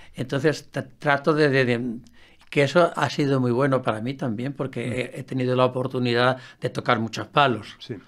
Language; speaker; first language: Spanish; native; Spanish